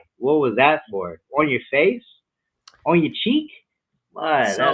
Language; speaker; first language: English; native; English